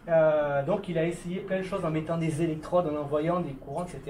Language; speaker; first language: French; native; French